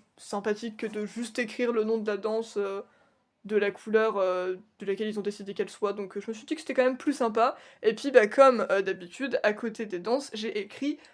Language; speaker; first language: French; native; French